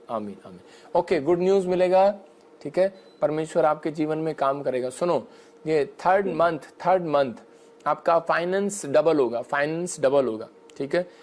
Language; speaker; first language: Hindi; non-native, local second language; Punjabi